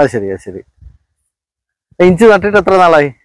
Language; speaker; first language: Malayalam; native; Malayalam